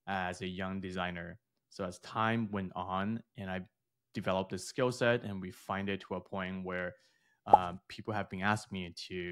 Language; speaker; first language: English; early bilingual, other home language; Chinese